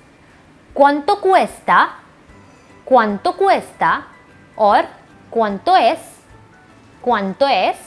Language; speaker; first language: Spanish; non-native, learner; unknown